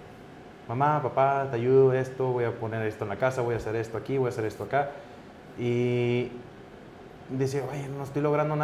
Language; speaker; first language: Spanish; native; Spanish